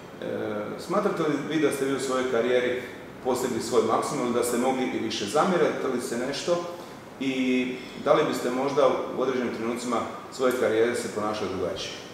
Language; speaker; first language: Serbian; native; Serbian